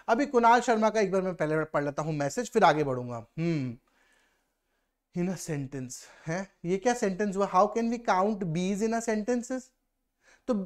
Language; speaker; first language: Hindi; native; Hindi